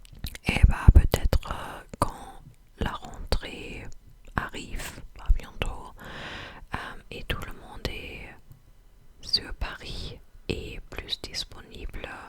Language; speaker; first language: French; non-native, fluent; English